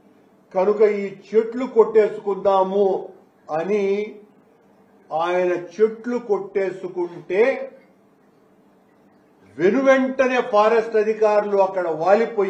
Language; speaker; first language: Telugu; native; Telugu